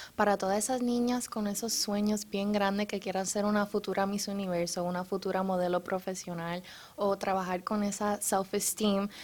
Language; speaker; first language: Spanish; native; Spanish